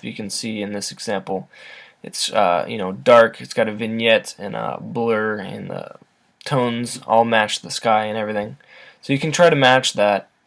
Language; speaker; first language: English; native; English